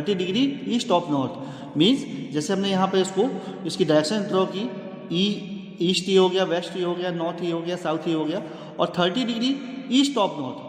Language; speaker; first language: Hindi; native; Hindi